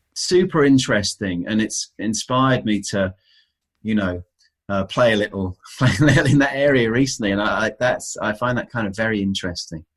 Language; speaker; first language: English; native; English